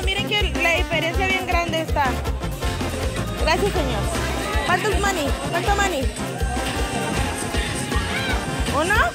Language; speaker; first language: Spanish; native; Spanish